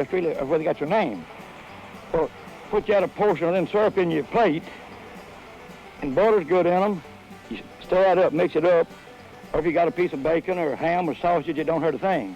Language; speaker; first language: English; native; English